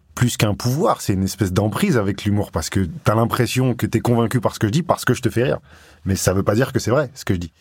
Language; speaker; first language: French; native; French